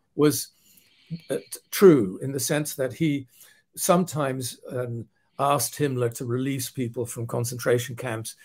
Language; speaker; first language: English; non-native, fluent; Dutch